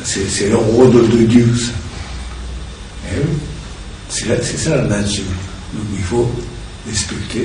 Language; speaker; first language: French; non-native, learner; Japanese